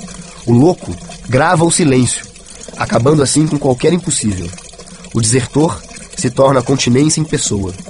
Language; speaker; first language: Portuguese; native; Portuguese